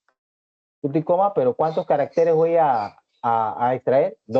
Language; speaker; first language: Spanish; native; Spanish